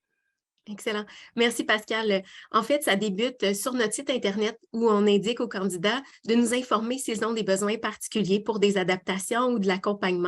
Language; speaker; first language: French; native; French